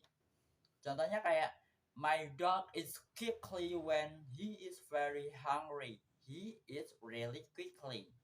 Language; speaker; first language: English; non-native, learner; Indonesian